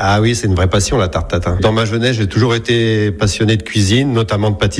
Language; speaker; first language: French; native; French